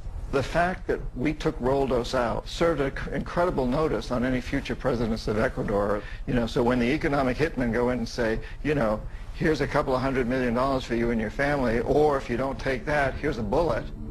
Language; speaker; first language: English; native; English